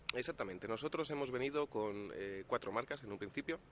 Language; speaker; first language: Spanish; native; Spanish